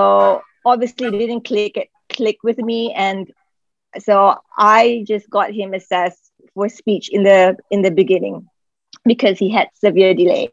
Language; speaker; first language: English; non-native, local second language; Malay